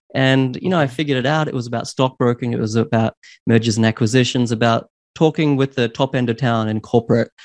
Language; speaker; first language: English; native; English